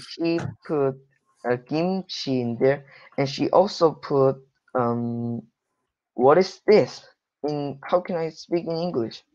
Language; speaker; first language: English; non-native, learner; Korean